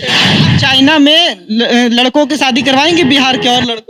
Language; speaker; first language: Hindi; native; Hindi